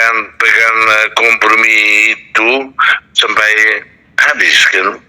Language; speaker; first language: Indonesian; non-native, fluent; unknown